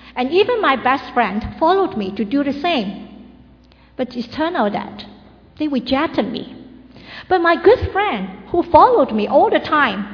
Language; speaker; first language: English; non-native, local second language; Chinese